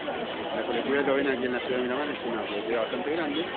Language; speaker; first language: Spanish; native; Spanish